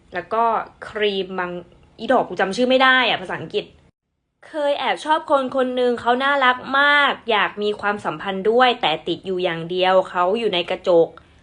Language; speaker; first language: Thai; non-native, local second language; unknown